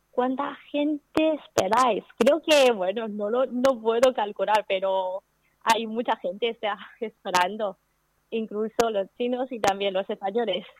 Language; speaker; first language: Spanish; non-native, learner; Chinese